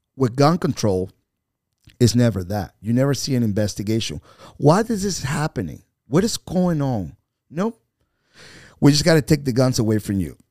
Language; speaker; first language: English; non-native, fluent; Spanish